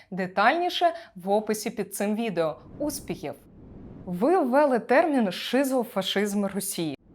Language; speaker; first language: Ukrainian; native; Ukrainian